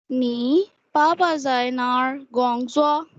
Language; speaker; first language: Chinese; non-native, learner; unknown